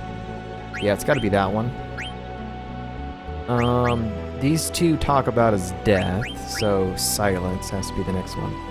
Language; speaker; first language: English; native; English